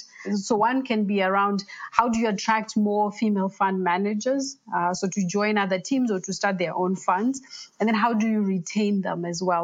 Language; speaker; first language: English; non-native, local second language; Shona